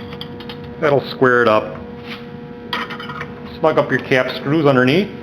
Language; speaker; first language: English; native; English